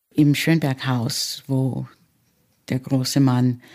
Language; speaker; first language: German; early bilingual, heritage; German